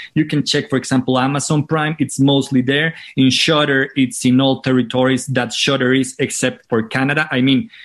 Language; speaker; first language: English; non-native, fluent; Spanish